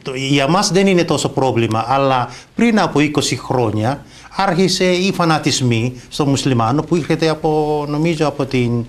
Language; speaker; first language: Greek; non-native, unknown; Indonesian